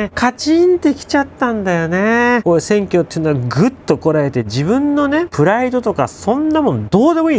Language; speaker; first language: Japanese; native; Japanese